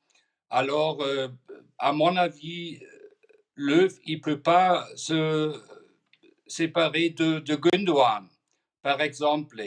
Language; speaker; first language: French; non-native, fluent; German